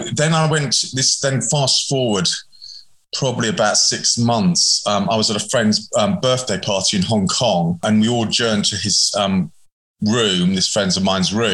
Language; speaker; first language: English; native; English